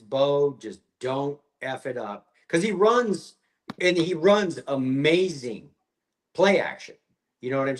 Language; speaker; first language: English; native; English